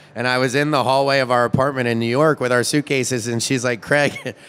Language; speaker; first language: English; native; English